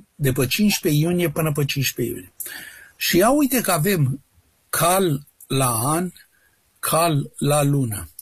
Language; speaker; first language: Romanian; native; Romanian